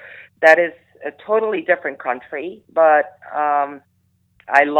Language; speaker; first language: English; non-native, fluent; Dutch